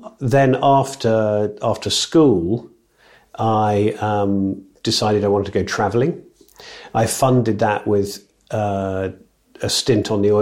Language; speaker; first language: English; native; English